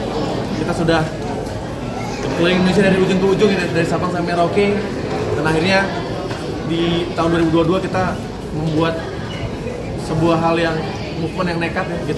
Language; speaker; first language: Indonesian; native; Indonesian